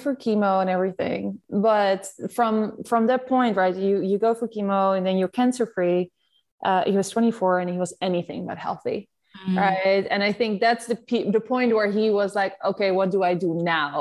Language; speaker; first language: English; non-native, fluent; Dutch